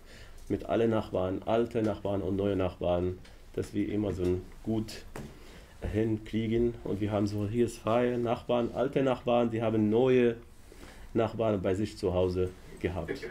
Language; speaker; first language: German; non-native, learner; Arabic